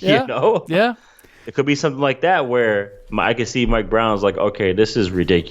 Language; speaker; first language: English; native; English